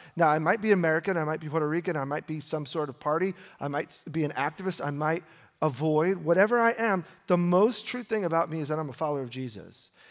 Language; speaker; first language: English; native; English